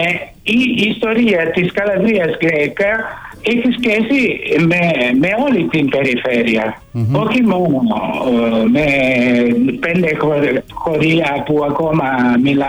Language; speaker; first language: Greek; non-native, fluent; Italian